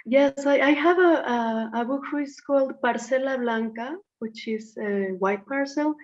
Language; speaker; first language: English; non-native, fluent; Spanish